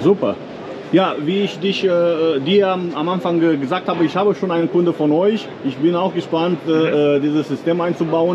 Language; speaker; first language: German; non-native, fluent; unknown